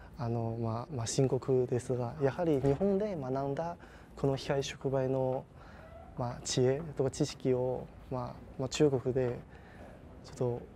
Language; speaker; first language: Japanese; non-native, fluent; Chinese